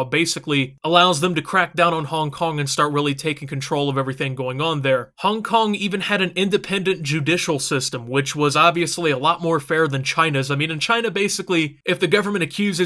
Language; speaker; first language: English; native; English